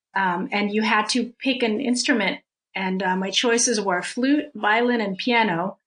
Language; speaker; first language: English; early bilingual, other home language; Russian